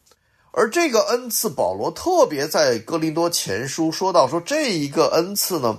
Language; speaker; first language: Chinese; native; Chinese